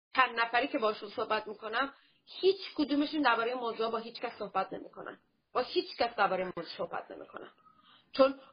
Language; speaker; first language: Persian; early bilingual, heritage; Persian